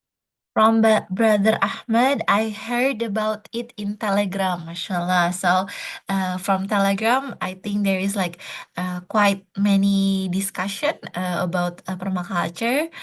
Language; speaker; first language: English; non-native, fluent; Indonesian